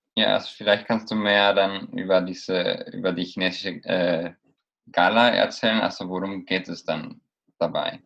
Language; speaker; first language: German; non-native, fluent; Spanish